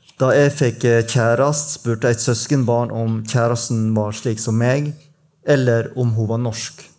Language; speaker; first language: Norwegian; native; Norwegian